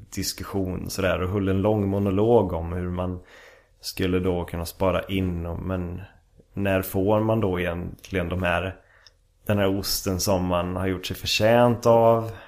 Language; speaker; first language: Swedish; native; Swedish